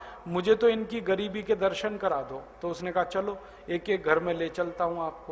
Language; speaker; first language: Hindi; native; Hindi